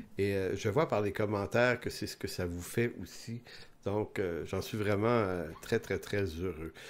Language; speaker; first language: French; native; French